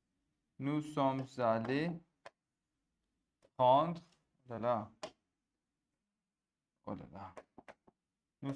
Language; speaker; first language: French; non-native, fluent; Hindi